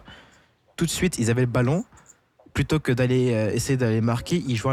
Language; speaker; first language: French; native; French